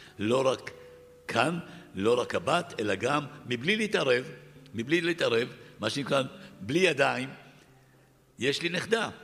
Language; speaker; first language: Hebrew; early bilingual, other home language; Arabic